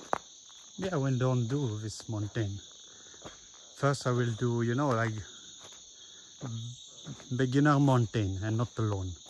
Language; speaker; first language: English; non-native, learner; French